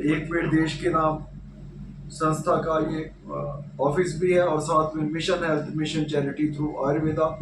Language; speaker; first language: Hindi; non-native, local second language; Punjabi